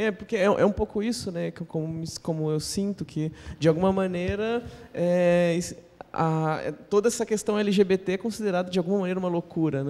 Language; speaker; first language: Portuguese; native; Portuguese